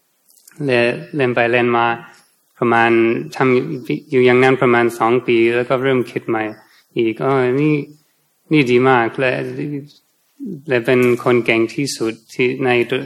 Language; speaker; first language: Thai; non-native, fluent; English